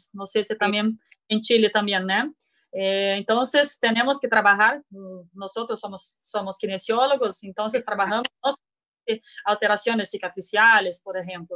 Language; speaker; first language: Spanish; non-native, learner; Portuguese